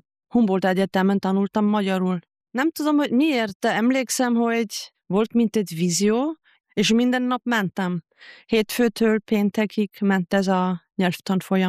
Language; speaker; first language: Hungarian; non-native, fluent; German